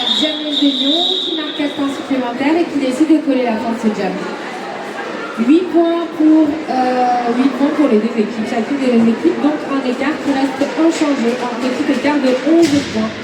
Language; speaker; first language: French; native; French